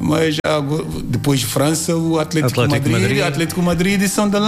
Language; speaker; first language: Portuguese; non-native, learner; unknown